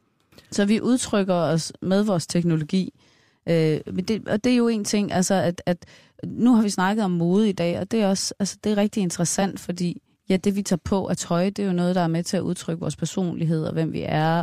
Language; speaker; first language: Danish; native; Danish